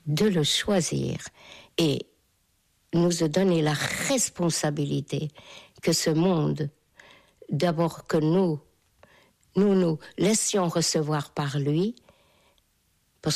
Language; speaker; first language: French; non-native, fluent; Hungarian